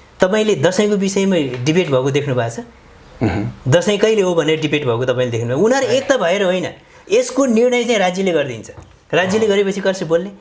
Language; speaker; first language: Nepali; non-native, local second language; Eastern Tamang